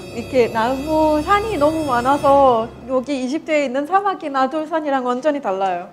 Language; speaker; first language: Korean; non-native, fluent; Arabic